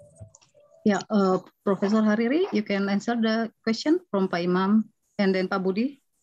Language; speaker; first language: English; non-native, fluent; Indonesian